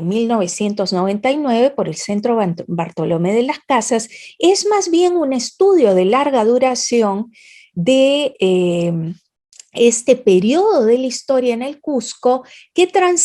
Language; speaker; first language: Spanish; native; Spanish